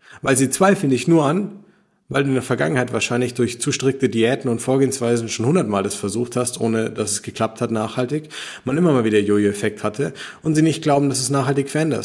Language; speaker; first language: German; native; German